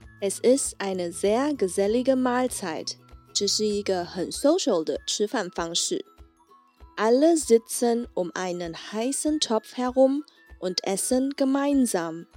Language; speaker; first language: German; non-native, fluent; Chinese